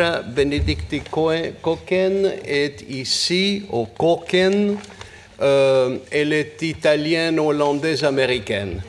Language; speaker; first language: French; non-native, fluent; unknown